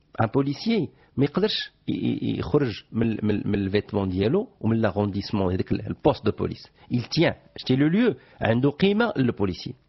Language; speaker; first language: French; non-native, local second language; Arabic